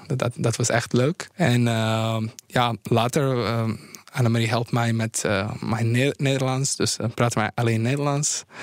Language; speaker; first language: Dutch; non-native, fluent; Bosnian